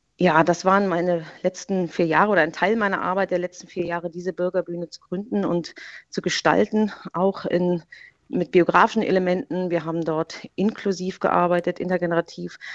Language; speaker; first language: German; native; German